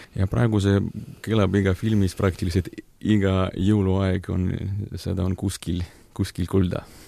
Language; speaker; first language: Estonian; non-native, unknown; Ukrainian